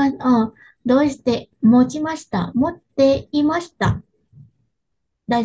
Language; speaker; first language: Japanese; non-native, learner; Vietnamese